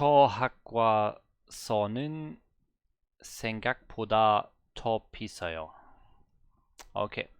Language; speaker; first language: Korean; non-native, learner; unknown